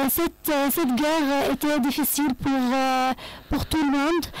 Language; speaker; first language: French; non-native, learner; Arabic